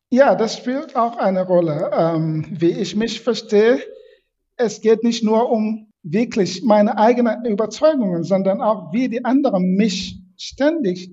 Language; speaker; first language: German; non-native, fluent; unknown